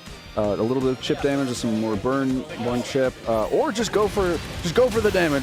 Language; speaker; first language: English; native; English